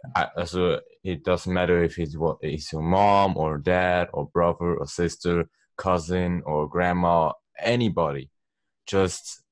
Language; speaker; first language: English; non-native, learner; Swiss German